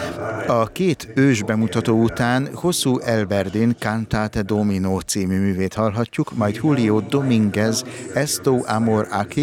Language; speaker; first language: Hungarian; native; Hungarian